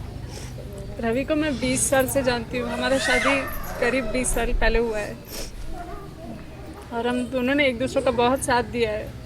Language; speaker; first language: Hindi; non-native, local second language; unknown